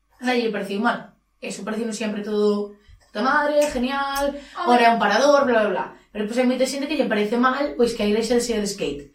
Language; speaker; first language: Galician; native; Galician